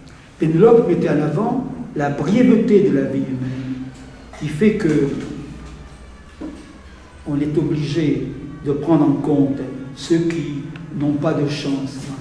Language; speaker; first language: French; native; French